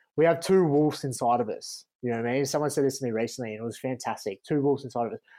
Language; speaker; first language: English; native; English